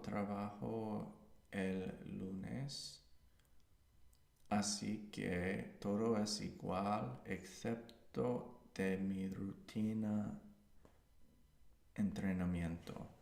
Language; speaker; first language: Spanish; non-native, learner; English